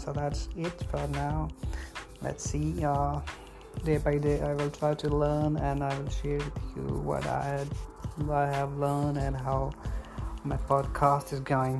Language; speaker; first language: English; non-native, local second language; Urdu